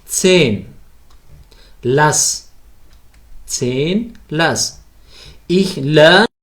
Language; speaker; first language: German; non-native, fluent; Pashto